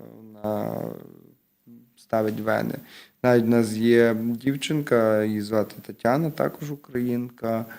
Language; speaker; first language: Ukrainian; native; Ukrainian